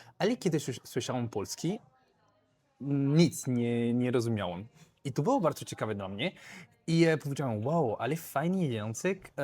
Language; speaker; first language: Polish; non-native, learner; Spanish